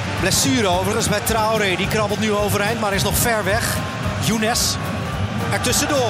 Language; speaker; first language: Dutch; native; Dutch